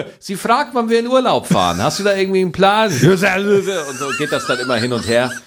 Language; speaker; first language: German; native; German